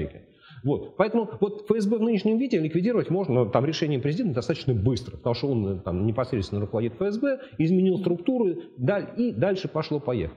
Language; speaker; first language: Russian; native; Russian